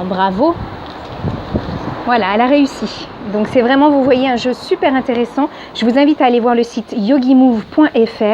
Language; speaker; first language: French; native; French